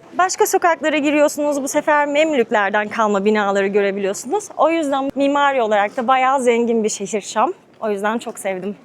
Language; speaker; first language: Turkish; native; Turkish